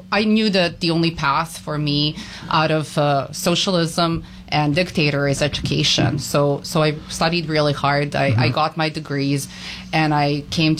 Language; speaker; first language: English; non-native, fluent; Serbian